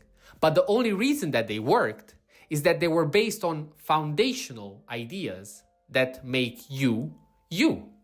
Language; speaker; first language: English; non-native, fluent; Italian